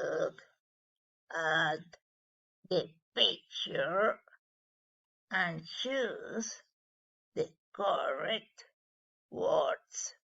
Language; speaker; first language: English; non-native, learner; Spanish